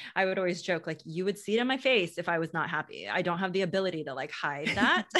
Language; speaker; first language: English; native; English